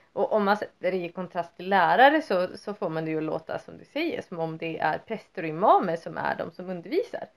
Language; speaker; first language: Swedish; native; Swedish